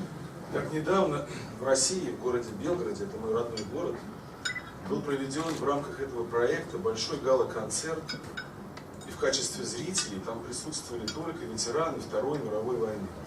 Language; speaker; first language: Russian; native; Russian